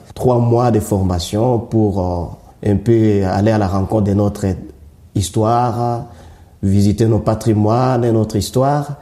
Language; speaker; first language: French; non-native, local second language; Swahili